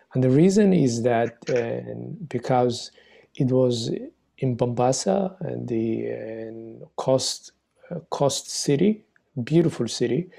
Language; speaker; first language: English; non-native, fluent; Somali